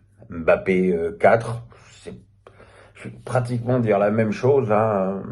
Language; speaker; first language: French; native; French